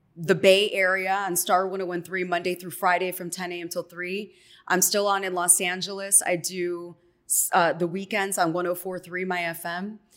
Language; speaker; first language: English; native; English